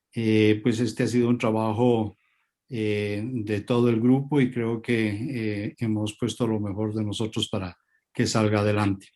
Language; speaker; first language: Spanish; native; Spanish